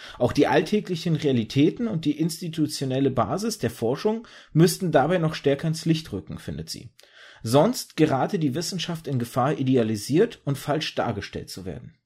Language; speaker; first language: German; early bilingual, other home language; Russian